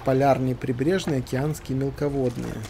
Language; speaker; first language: Russian; native; Russian